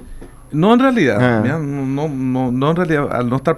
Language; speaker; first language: Spanish; native; Spanish